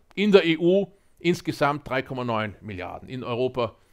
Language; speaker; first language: German; native; German